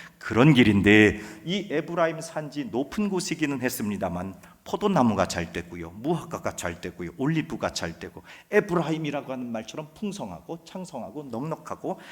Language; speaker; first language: Korean; native; Korean